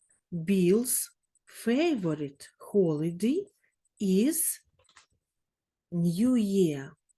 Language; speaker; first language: English; non-native, fluent; Ukrainian